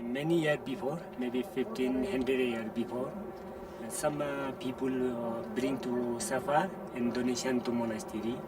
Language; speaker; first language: English; non-native, learner; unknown